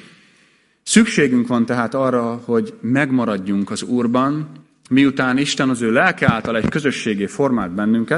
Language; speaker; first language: Hungarian; native; Hungarian